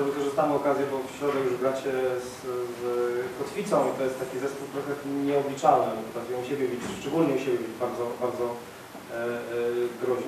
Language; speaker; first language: Polish; native; Polish